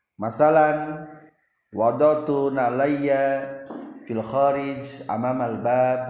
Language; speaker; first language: Arabic; non-native, fluent; Indonesian